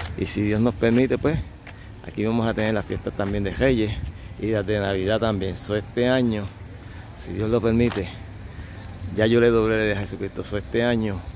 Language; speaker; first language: Spanish; native; Spanish